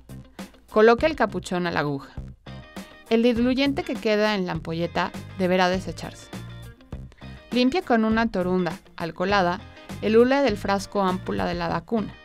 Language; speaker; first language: Spanish; native; Spanish